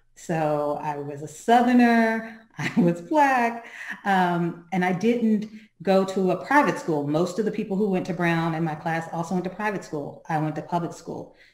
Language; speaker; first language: English; native; English